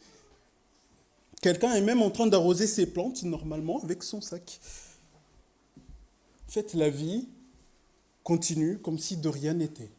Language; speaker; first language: French; native; French